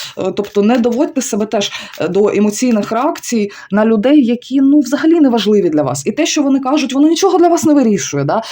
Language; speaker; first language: Ukrainian; non-native, local second language; Russian